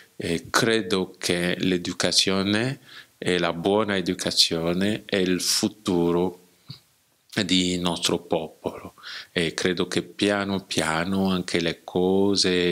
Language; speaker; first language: Italian; non-native, learner; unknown